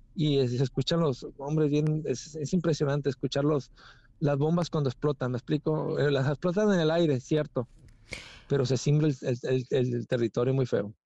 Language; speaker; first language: Spanish; native; Spanish